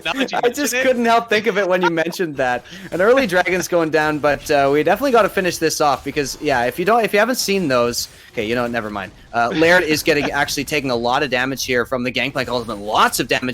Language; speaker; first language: English; native; English